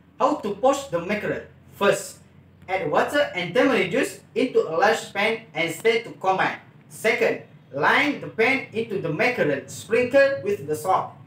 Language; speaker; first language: English; non-native, local second language; Malay